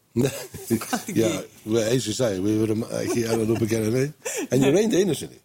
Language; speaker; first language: Icelandic; non-native, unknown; English